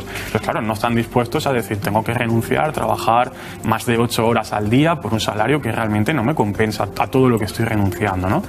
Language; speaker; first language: Spanish; native; Spanish